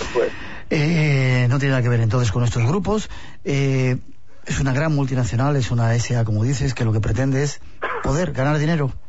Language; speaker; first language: Spanish; native; Spanish